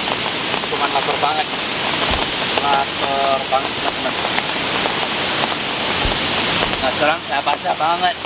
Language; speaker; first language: Indonesian; non-native, learner; English